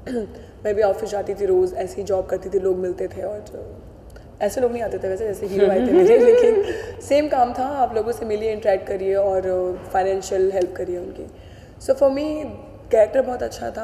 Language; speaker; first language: Hindi; native; Hindi